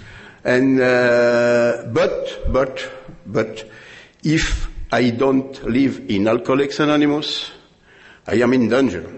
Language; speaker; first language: English; non-native, learner; French